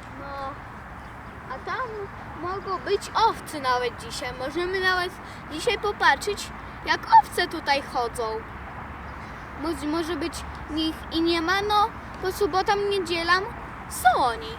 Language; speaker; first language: Polish; early bilingual, other home language; Russian